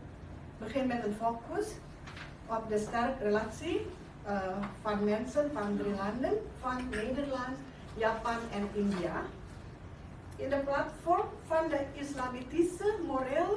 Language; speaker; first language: Dutch; non-native, learner; Indonesian